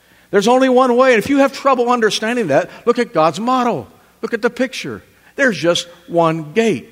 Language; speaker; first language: English; native; English